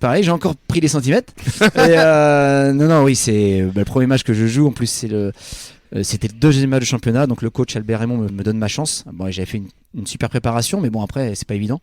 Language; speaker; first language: French; native; French